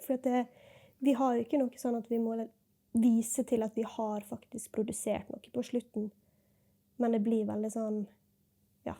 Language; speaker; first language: Norwegian; native; Norwegian